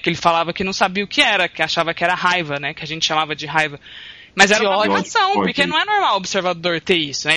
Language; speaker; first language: Portuguese; native; Portuguese